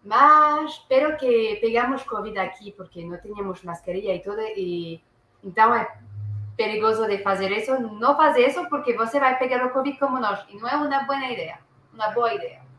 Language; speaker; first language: Portuguese; non-native, learner; French